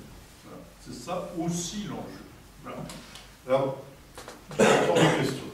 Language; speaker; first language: French; native; French